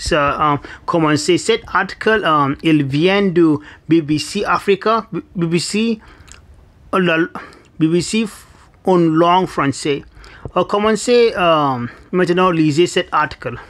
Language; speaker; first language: French; non-native, learner; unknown